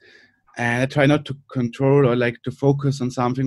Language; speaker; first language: English; non-native, fluent; German